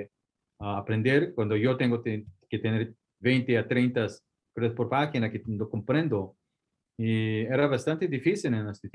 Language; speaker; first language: Spanish; non-native, fluent; Korean